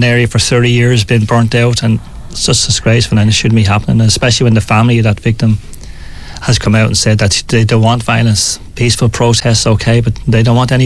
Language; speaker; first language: English; native; English